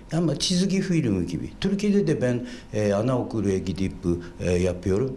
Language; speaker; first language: Turkish; non-native, fluent; Japanese